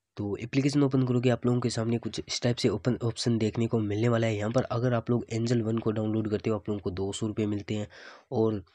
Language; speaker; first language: Hindi; native; Hindi